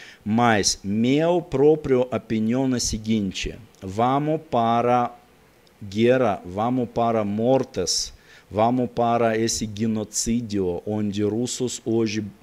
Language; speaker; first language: Portuguese; non-native, learner; Russian